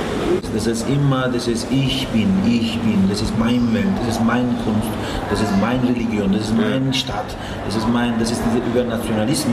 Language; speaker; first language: German; non-native, fluent; Turkish